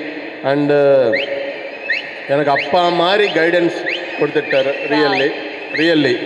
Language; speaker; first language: Tamil; non-native, learner; Telugu